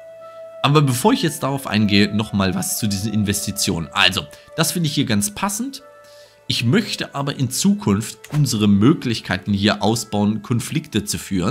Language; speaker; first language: German; native; German